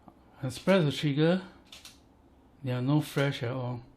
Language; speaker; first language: English; non-native, learner; Chinese